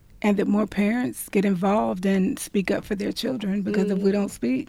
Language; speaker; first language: English; non-native, local second language; Spanish